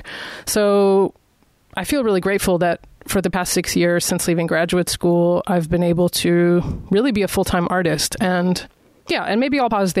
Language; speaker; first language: English; native; English